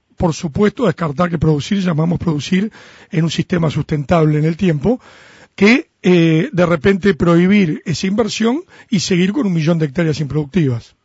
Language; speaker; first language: Spanish; native; Spanish